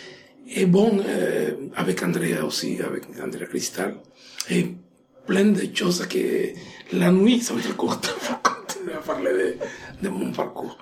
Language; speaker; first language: French; non-native, fluent; Spanish